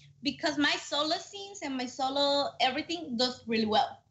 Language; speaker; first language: English; non-native, fluent; Spanish